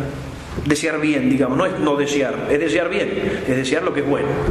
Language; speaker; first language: Spanish; native; Spanish